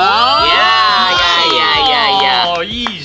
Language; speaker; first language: Japanese; native; Japanese